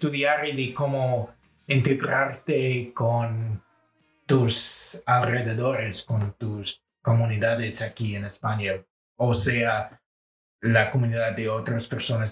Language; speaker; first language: Spanish; non-native, fluent; English